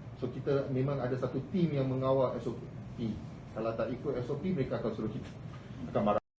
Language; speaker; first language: Malay; non-native, local second language; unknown